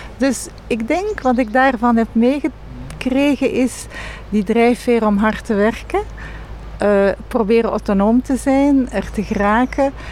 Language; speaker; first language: Dutch; non-native, local second language; French